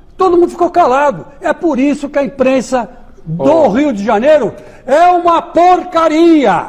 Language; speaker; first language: Portuguese; native; Portuguese